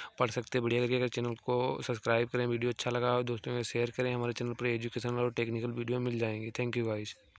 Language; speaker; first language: Hindi; native; Hindi